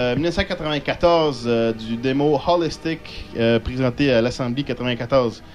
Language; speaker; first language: French; native; French